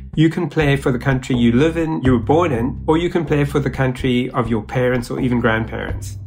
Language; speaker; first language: English; native; English